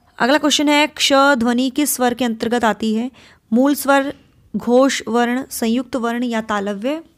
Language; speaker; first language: Hindi; native; Hindi